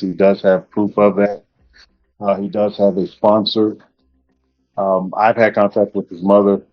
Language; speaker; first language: English; native; English